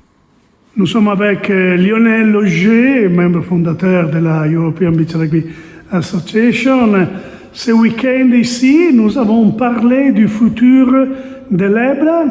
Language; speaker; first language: French; non-native, learner; Italian